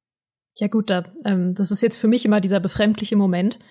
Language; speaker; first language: German; native; German